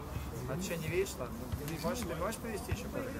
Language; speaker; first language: Russian; native; Russian